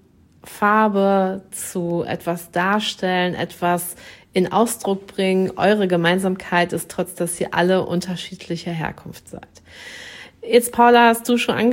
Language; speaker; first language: German; native; German